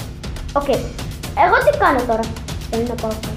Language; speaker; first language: Greek; non-native, learner; Arabic